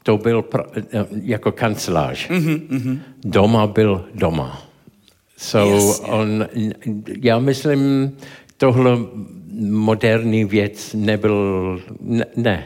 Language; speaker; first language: Czech; non-native, learner; English